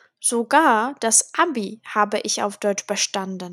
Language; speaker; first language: German; non-native, fluent; Czech